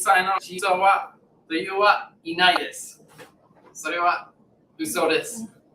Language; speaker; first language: Japanese; non-native, learner; English